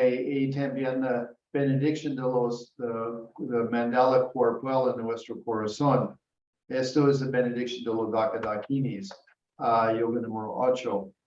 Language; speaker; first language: Spanish; non-native, learner; English